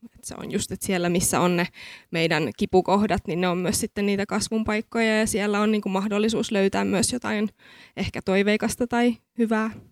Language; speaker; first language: Finnish; native; Finnish